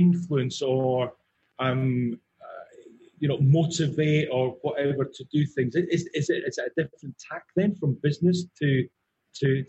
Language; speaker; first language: English; native; English